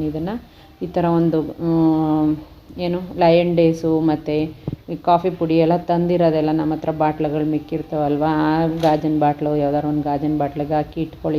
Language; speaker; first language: Kannada; native; Kannada